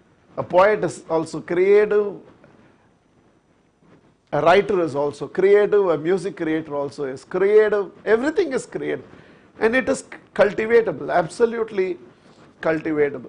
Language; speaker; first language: English; non-native, local second language; Tamil